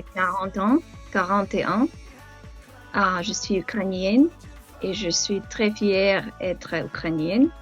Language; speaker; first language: French; non-native, fluent; Ukrainian